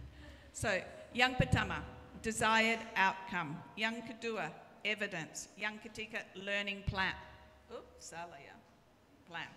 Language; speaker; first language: Indonesian; non-native, learner; English